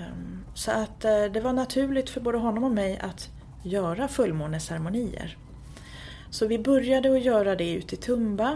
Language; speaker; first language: Swedish; native; Swedish